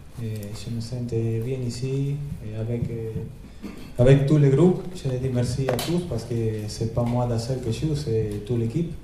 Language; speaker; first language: French; non-native, learner; Spanish